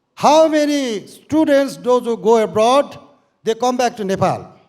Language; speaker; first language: English; non-native, local second language; Nepali